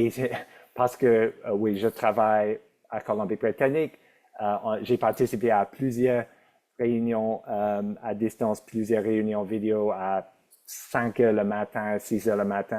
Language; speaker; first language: French; non-native, local second language; English